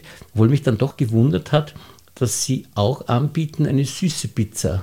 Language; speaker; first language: German; native; German